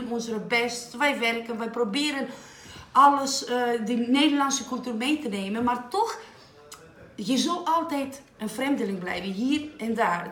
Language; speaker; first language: Dutch; non-native, fluent; Greek